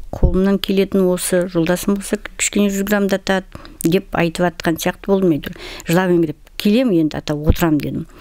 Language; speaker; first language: Kazakh; non-native, local second language; Russian